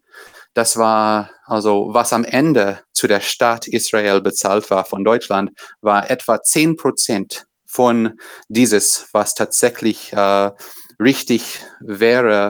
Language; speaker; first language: German; non-native, fluent; English